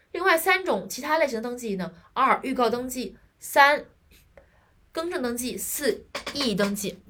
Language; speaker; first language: Chinese; native; Chinese